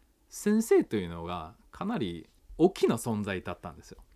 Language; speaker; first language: Japanese; non-native, fluent; Chinese